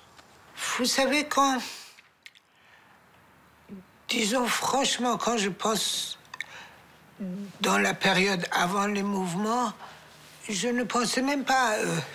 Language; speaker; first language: French; non-native, fluent; Persian